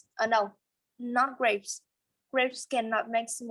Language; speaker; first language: English; non-native, learner; Vietnamese